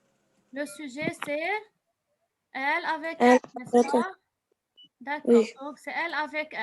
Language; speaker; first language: French; non-native, fluent; Arabic